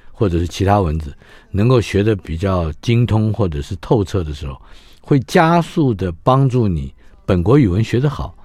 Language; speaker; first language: Chinese; native; Chinese